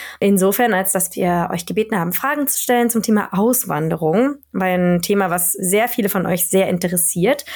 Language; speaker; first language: German; native; German